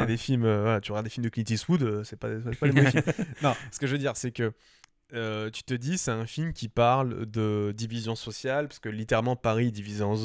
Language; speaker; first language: French; native; French